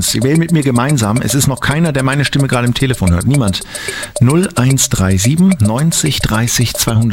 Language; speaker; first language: German; native; German